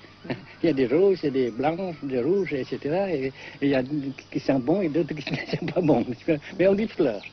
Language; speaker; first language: French; non-native, fluent; Vietnamese